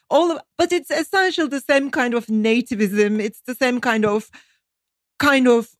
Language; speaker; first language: English; non-native, fluent; Turkish